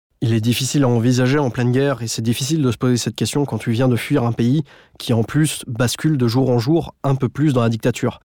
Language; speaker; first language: French; native; French